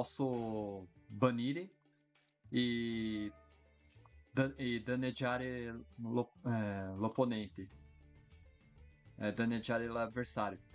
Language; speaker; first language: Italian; non-native, fluent; Portuguese